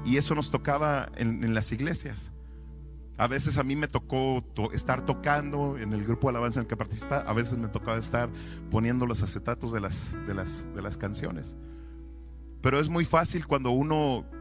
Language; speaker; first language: Spanish; native; Spanish